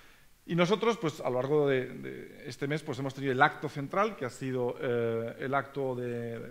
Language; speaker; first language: Spanish; native; Spanish